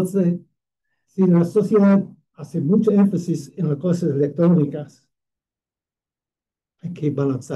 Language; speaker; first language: Spanish; non-native, fluent; English